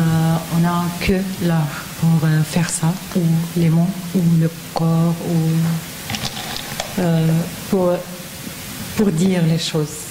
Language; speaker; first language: French; non-native, fluent; Arabic